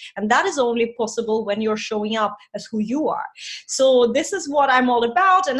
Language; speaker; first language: English; non-native, fluent; Russian